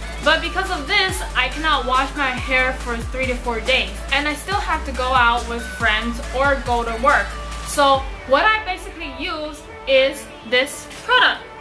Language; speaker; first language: English; non-native, fluent; Chinese